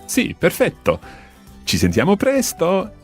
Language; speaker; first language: Italian; non-native, fluent; English